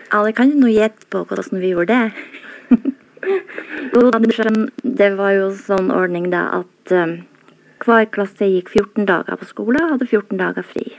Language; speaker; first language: Norwegian; native; Norwegian